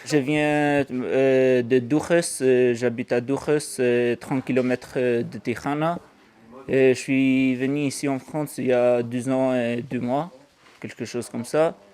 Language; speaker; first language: French; non-native, fluent; Albanian